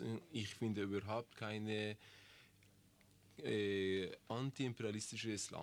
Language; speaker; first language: German; non-native, learner; Persian